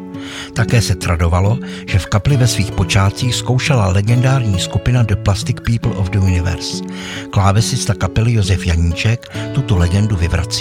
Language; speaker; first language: Czech; native; Czech